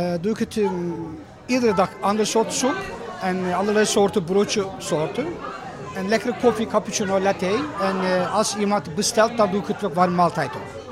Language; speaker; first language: Dutch; non-native, learner; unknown